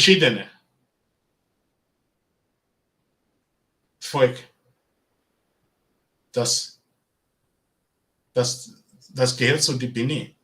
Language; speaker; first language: German; non-native, learner; Bini